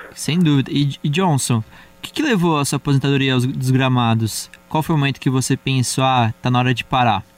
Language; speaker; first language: Portuguese; native; Portuguese